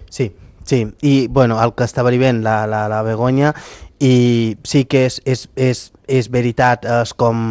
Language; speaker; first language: Catalan; non-native, learner; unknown